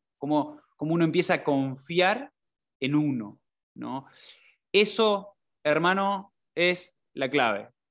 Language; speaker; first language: Spanish; native; Spanish